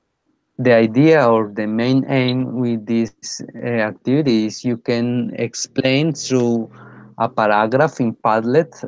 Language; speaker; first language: English; non-native, fluent; Spanish